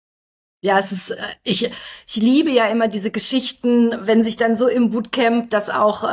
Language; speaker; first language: German; native; German